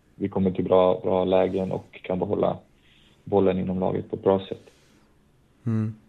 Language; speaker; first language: Swedish; native; Swedish